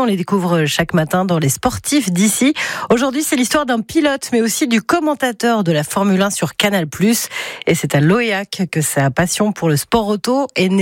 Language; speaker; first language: French; native; French